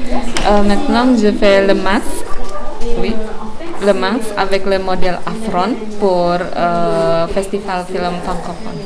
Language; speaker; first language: French; non-native, learner; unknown